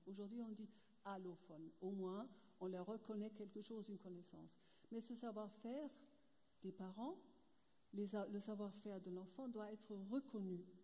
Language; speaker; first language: French; non-native, fluent; German